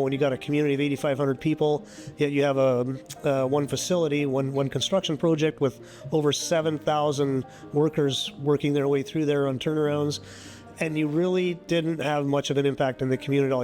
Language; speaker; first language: English; native; English